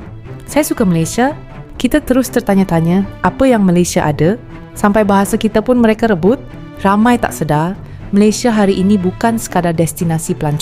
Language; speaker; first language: Malay; native; Malay